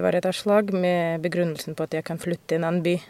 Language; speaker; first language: Norwegian; non-native, fluent; Russian